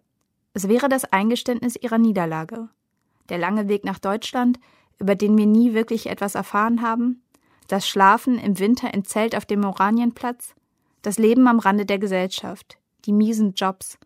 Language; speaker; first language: German; native; German